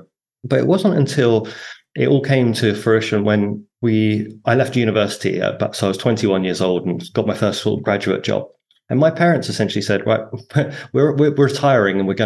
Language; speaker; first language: English; native; English